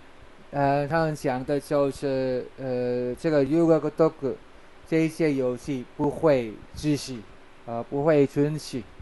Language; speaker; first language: Chinese; non-native, fluent; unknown